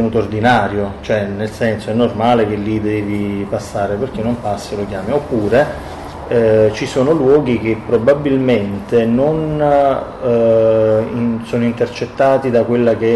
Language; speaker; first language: Italian; native; Italian